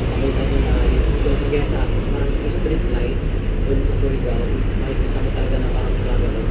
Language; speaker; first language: Filipino; non-native, local second language; Cebuano